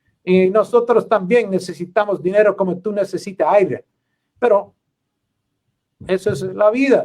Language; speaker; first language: Spanish; non-native, learner; English